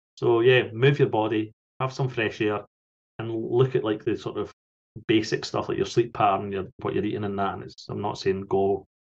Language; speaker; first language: English; native; English